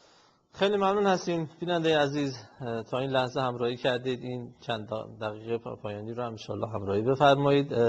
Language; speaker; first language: Persian; native; Persian